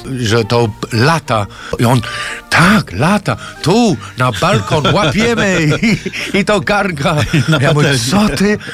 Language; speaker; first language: Polish; non-native, fluent; English